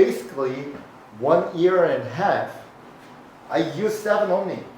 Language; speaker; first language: English; non-native, fluent; Korean